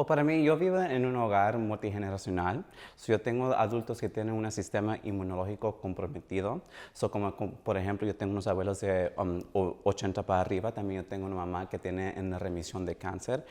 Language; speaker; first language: Spanish; early bilingual, heritage; Spanish